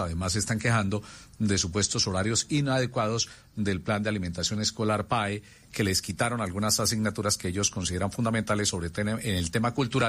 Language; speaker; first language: Spanish; native; Spanish